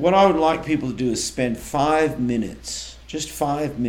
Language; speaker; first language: English; native; English